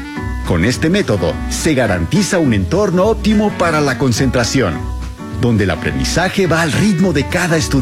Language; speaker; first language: Spanish; native; Spanish